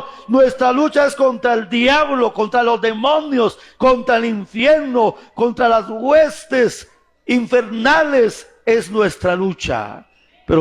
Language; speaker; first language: Spanish; native; Spanish